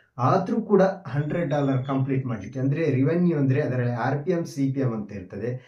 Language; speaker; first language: Kannada; non-native, local second language; Malayalam